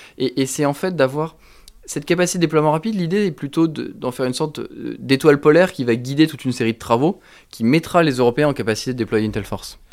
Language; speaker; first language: French; native; French